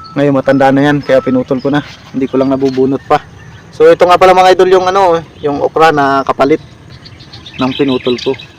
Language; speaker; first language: Filipino; native; Filipino